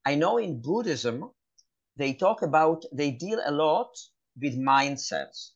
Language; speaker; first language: English; non-native, fluent; Hebrew